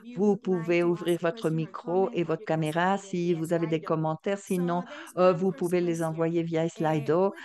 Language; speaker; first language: French; non-native, fluent; Portuguese